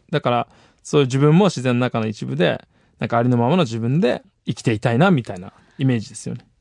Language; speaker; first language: Japanese; native; Japanese